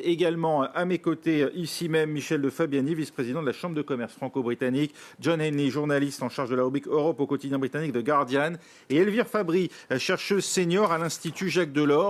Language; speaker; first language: French; native; French